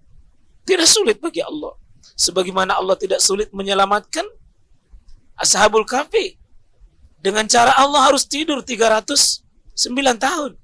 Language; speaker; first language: Indonesian; native; Indonesian